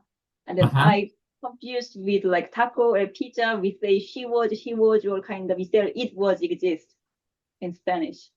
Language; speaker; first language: English; non-native, learner; Korean